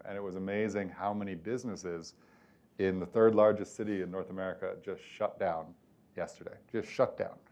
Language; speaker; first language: English; native; English